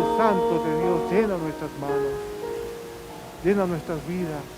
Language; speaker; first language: Spanish; native; Spanish